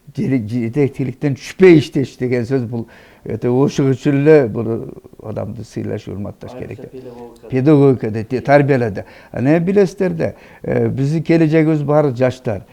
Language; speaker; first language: Kyrgyz; non-native, local second language; Uzbek